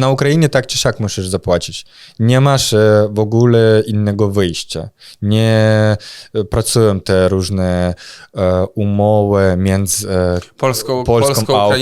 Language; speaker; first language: Polish; non-native, fluent; Russian